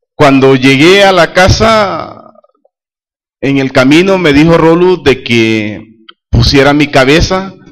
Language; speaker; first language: Spanish; native; Spanish